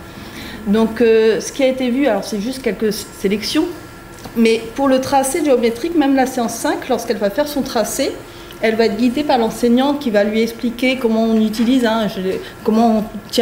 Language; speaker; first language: French; native; French